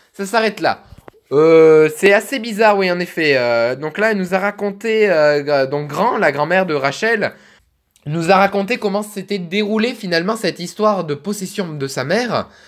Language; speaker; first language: French; native; French